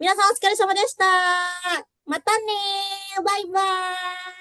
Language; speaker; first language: Japanese; non-native, fluent; Indonesian